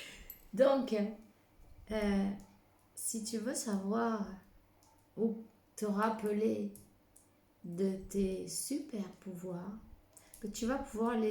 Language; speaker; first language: French; non-native, fluent; Spanish